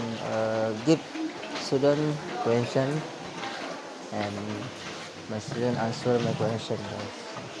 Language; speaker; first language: English; non-native, learner; Indonesian